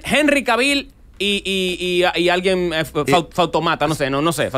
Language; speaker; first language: Spanish; native; Spanish